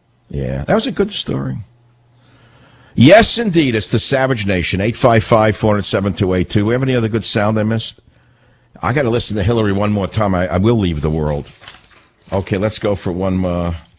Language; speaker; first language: English; native; English